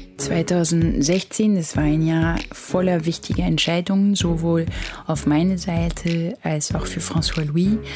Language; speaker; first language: German; non-native, fluent; French